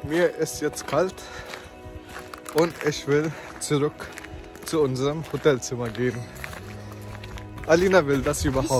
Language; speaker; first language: German; non-native, fluent; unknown